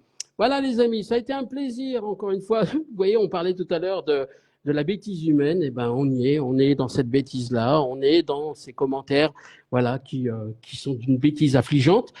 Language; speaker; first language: French; native; French